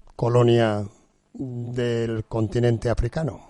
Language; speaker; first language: Spanish; non-native, local second language; Catalan